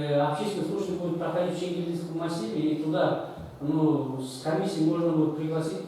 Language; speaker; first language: Russian; non-native, local second language; Kazakh